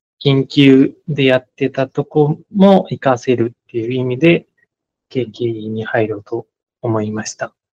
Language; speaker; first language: Japanese; non-native, fluent; Nepali